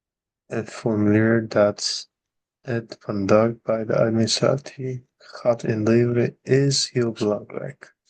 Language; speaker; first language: Dutch; non-native, learner; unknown